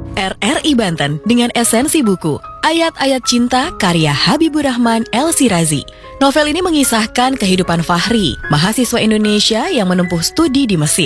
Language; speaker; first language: Indonesian; native; Indonesian